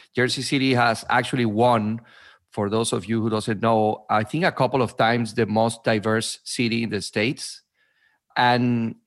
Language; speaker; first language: English; non-native, fluent; Spanish